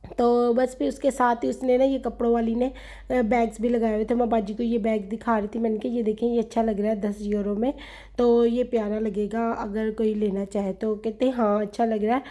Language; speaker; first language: Urdu; native; Urdu